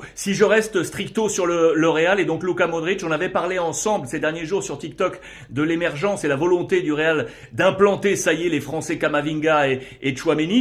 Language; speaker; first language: French; native; French